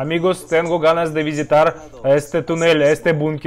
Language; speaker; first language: Spanish; non-native, learner; Russian